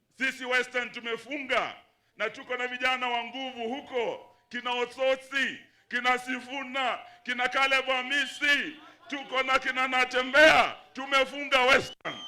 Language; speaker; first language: Swahili; non-native, local second language; Luyia